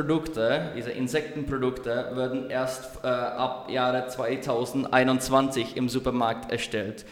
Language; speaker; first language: German; non-native, learner; Czech